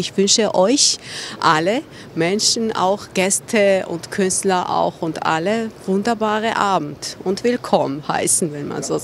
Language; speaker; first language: German; non-native, fluent; Georgian